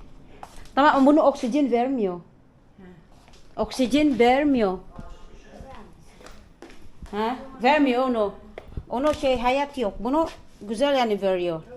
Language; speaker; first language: Turkish; non-native, learner; Filipino